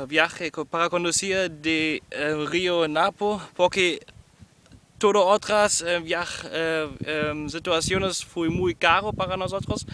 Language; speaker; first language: Spanish; non-native, learner; German